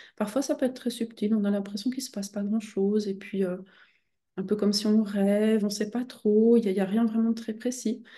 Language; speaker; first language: French; native; French